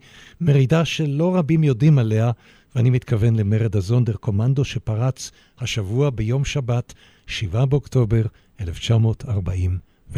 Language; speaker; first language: Hebrew; native; Hebrew